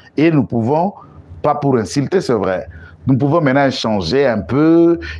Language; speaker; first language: French; non-native, local second language; Lingala